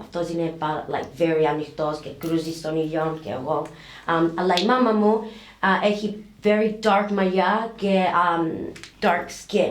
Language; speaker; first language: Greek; early bilingual, heritage; English